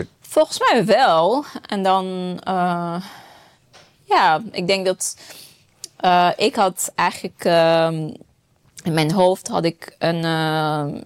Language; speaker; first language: Dutch; non-native, fluent; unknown